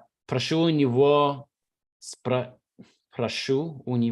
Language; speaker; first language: Russian; non-native, fluent; English